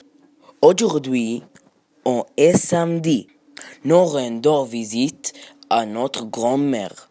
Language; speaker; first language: French; non-native, learner; Arabic